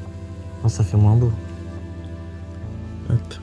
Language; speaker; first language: French; native; French